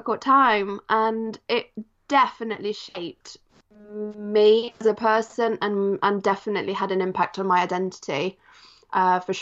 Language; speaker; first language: English; early bilingual, other home language; Polish